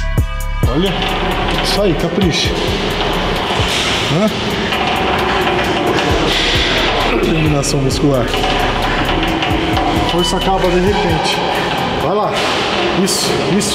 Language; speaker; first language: Portuguese; native; Portuguese